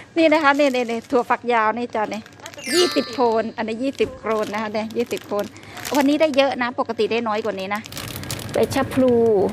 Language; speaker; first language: Thai; native; Thai